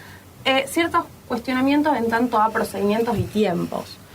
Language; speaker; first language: Spanish; native; Spanish